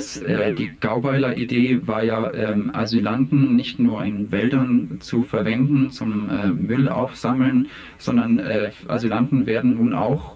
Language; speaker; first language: German; native; German